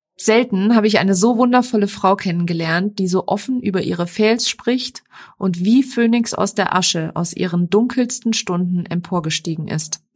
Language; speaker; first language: German; native; German